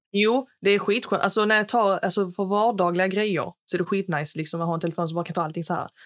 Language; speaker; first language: Swedish; non-native, fluent; Arabic